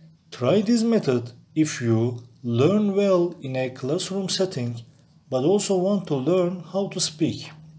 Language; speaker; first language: English; non-native, fluent; Turkish